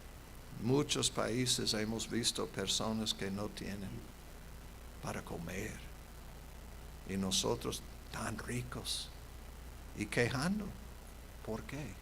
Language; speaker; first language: Spanish; non-native, fluent; English